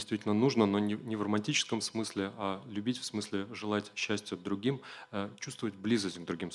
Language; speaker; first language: Russian; native; Russian